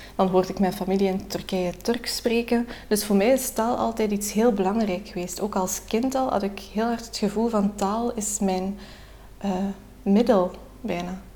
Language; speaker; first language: Dutch; native; Dutch